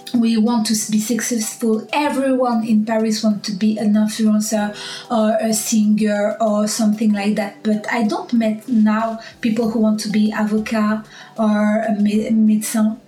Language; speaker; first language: English; non-native, learner; French